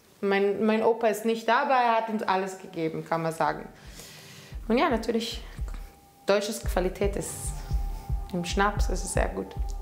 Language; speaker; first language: German; non-native, fluent; Hebrew